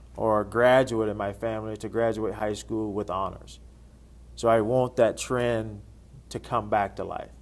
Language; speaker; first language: English; native; English